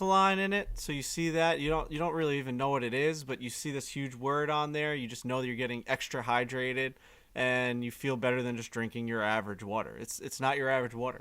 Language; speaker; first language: English; native; English